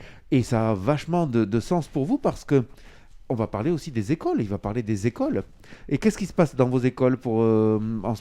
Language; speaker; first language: French; native; French